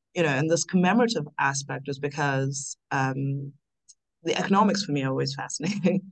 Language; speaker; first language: English; non-native, local second language; North Ndebele